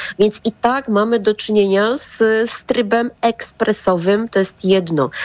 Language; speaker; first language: Polish; native; Polish